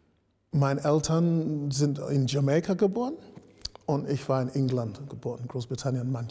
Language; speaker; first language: German; non-native, fluent; English